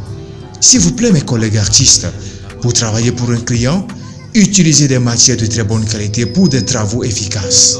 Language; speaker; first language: French; non-native, local second language; Ewe